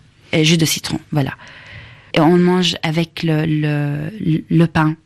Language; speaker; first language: French; non-native, fluent; Arabic